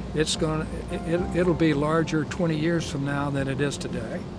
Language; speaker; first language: English; native; English